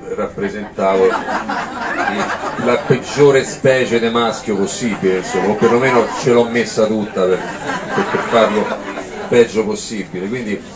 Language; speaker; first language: Italian; native; Italian